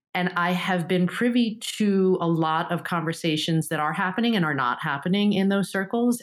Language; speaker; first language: English; early bilingual, other home language; Japanese